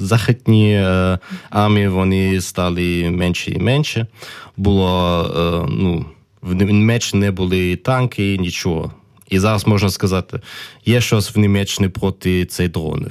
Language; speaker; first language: Ukrainian; non-native, learner; German